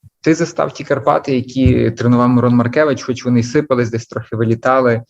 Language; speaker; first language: Ukrainian; native; Ukrainian